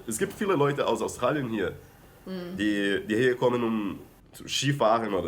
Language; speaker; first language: German; non-native, fluent; Portuguese